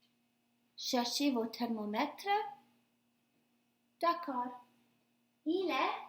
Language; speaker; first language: French; non-native, fluent; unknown